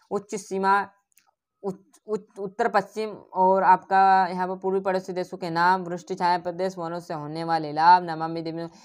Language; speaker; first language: Hindi; native; Hindi